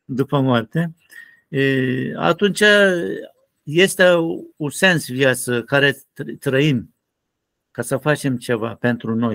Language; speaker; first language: Romanian; non-native, learner; Turkish